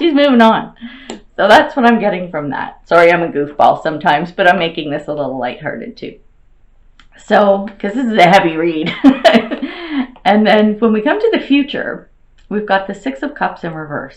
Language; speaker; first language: English; native; English